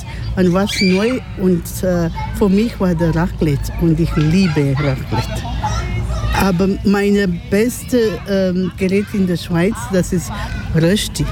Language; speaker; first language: German; non-native, fluent; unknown